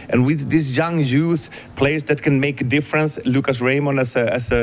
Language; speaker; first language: English; non-native, fluent; Swedish